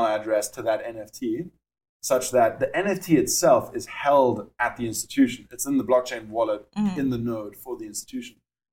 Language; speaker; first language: English; native; English